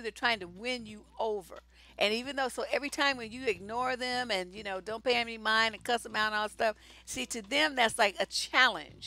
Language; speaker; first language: English; native; English